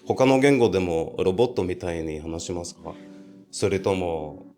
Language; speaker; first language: Japanese; non-native, fluent; English